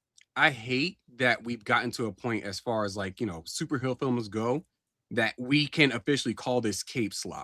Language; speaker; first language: English; native; English